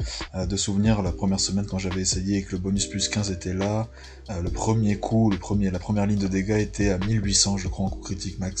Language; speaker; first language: French; native; French